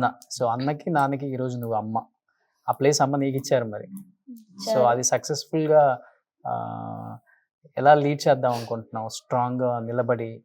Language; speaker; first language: Telugu; native; Telugu